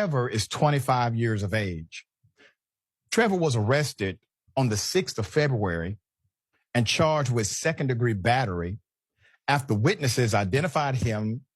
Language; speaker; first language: English; native; English